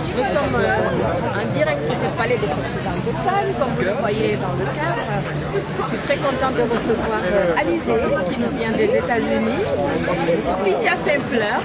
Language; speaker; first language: French; non-native, local second language; Wolof